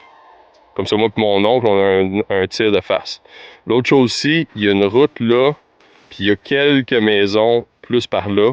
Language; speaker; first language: French; native; French